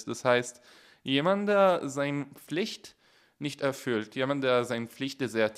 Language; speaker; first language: German; non-native, fluent; Hebrew